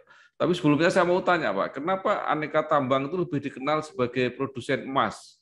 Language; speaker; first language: Indonesian; native; Indonesian